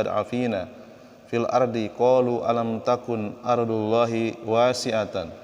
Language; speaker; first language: Arabic; non-native, fluent; Indonesian